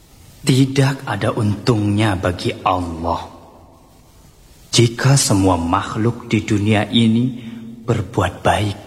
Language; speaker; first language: Indonesian; native; Indonesian